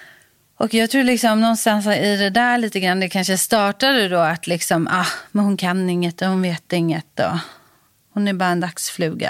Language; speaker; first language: Swedish; native; Swedish